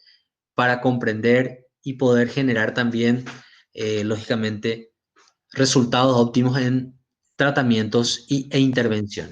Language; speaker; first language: Spanish; native; Spanish